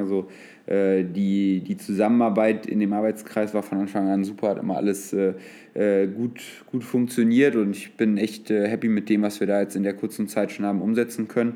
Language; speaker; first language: German; native; German